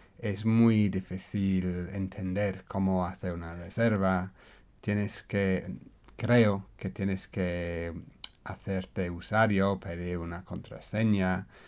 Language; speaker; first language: Spanish; non-native, fluent; English